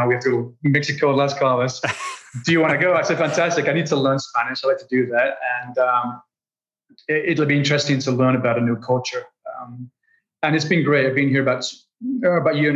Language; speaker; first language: English; native; English